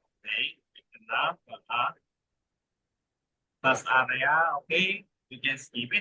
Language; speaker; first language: English; non-native, learner; Indonesian